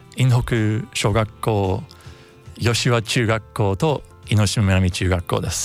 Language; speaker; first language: Japanese; non-native, learner; English